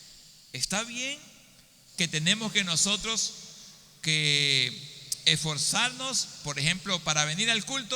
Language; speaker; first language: Spanish; native; Spanish